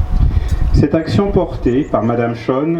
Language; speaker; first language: French; native; French